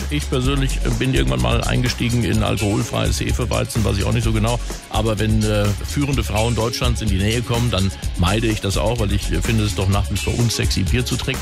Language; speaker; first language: German; native; German